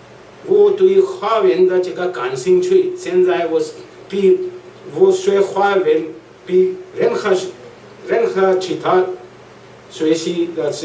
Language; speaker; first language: Chinese; non-native, learner; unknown